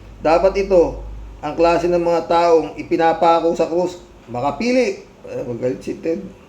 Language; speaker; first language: Filipino; native; Filipino